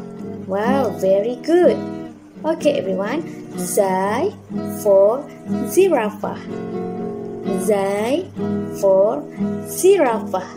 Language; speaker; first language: English; non-native, local second language; Malay